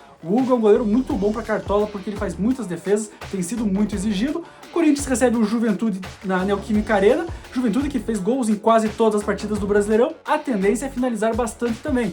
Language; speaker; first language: Portuguese; native; Portuguese